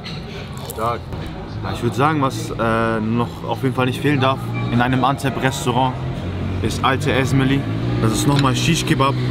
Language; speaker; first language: German; native; German